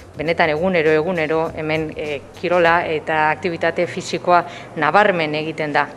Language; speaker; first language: Basque; native; Basque